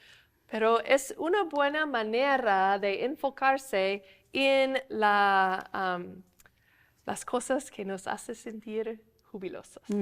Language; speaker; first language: Spanish; non-native, fluent; English